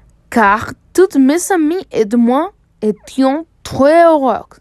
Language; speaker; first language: French; non-native, learner; Spanish